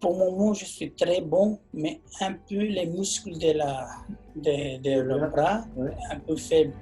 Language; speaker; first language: French; non-native, learner; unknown